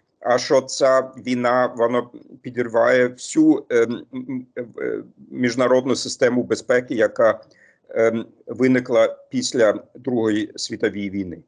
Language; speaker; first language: Ukrainian; non-native, fluent; German